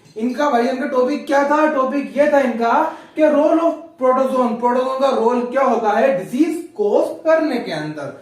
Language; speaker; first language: Hindi; native; Hindi